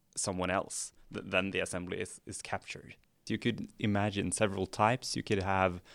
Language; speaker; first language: English; non-native, fluent; Norwegian